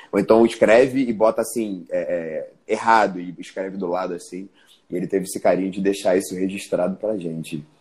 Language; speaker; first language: Portuguese; early bilingual, other home language; Spanish